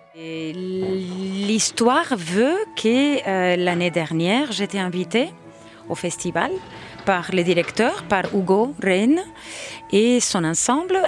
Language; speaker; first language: French; non-native, fluent; Spanish